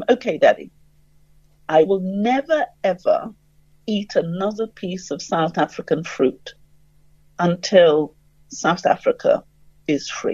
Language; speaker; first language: English; native; English